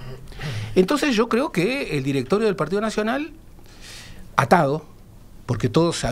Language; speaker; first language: Spanish; native; Spanish